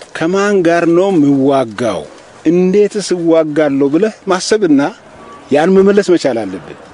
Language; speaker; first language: Amharic; non-native, local second language; Oromo